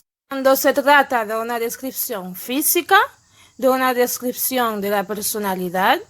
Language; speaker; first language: Spanish; non-native, fluent; Haitian Creole